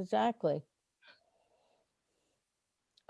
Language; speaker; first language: English; native; English